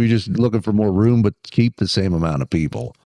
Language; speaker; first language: English; native; English